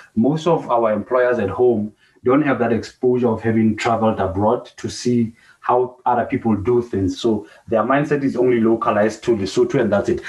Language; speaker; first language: English; non-native, local second language; Southern Sotho